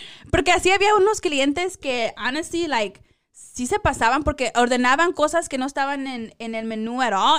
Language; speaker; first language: Spanish; early bilingual, other home language; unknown